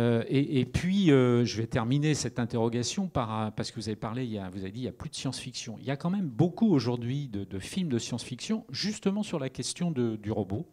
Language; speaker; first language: French; native; French